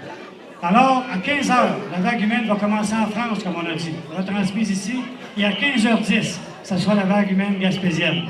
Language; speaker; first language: French; native; French